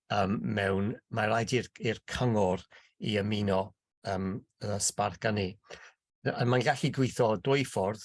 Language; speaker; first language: Welsh; non-native, local second language; English